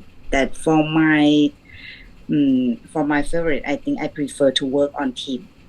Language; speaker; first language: English; non-native, learner; Thai